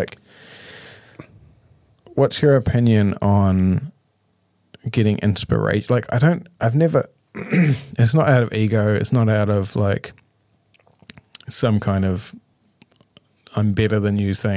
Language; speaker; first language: English; native; English